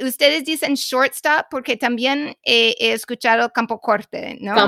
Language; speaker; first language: Spanish; non-native, fluent; English